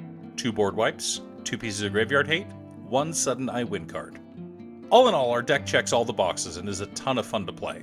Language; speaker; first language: English; native; English